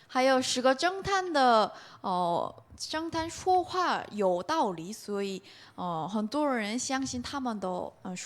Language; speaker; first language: Chinese; non-native, learner; Korean